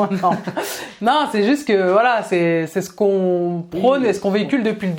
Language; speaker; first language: French; native; French